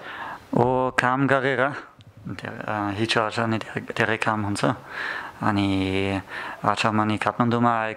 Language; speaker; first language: Nepali; non-native, learner; German